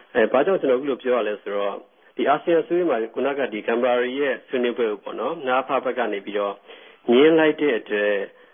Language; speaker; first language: Burmese; native; Burmese